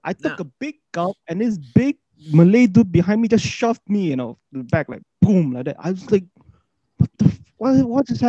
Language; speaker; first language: English; native; English